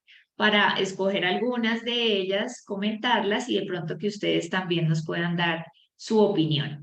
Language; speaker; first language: Spanish; native; Spanish